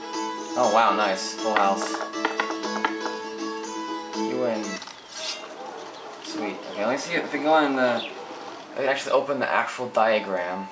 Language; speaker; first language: English; native; English